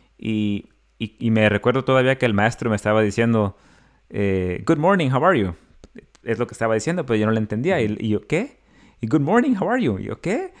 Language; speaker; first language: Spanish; early bilingual, other home language; English